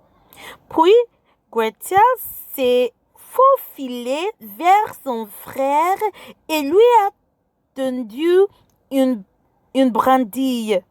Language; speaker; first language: French; non-native, fluent; English